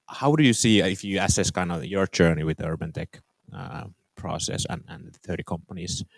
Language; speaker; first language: English; non-native, fluent; Finnish